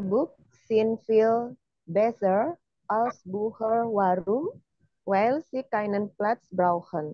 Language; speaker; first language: German; non-native, learner; Indonesian